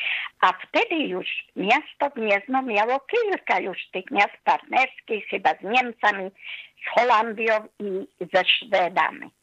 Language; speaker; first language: Polish; non-native, fluent; Hungarian